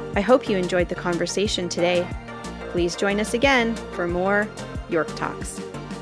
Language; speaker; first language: English; native; English